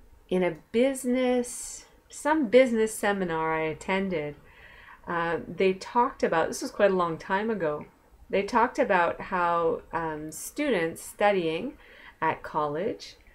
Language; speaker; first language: English; native; English